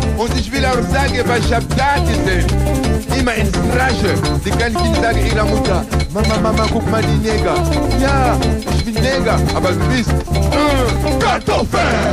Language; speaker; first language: German; non-native, learner; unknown